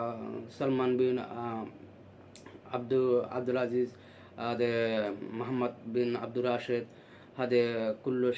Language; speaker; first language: Arabic; non-native, learner; Bangla